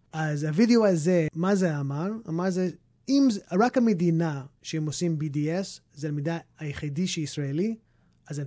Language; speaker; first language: Hebrew; early bilingual, heritage; English